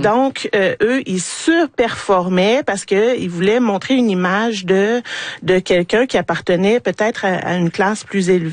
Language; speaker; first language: French; native; French